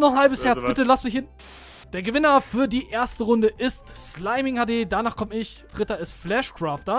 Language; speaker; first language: German; native; German